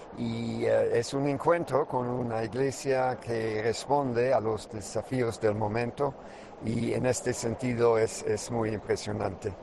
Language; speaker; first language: Spanish; non-native, fluent; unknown